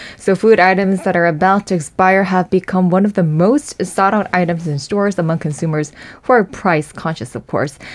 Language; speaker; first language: English; non-native, fluent; Korean